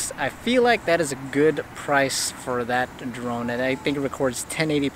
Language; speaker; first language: English; native; English